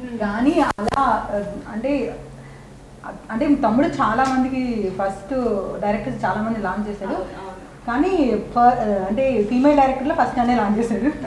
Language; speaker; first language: Telugu; native; Telugu